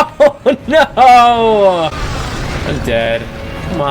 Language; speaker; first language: English; native; English